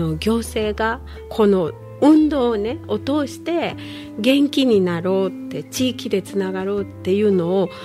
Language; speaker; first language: Japanese; non-native, fluent; Kinyarwanda